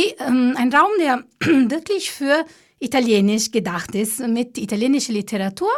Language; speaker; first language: German; non-native, fluent; Italian